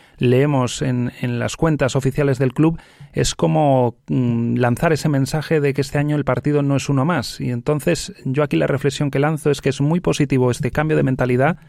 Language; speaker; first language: Spanish; native; Spanish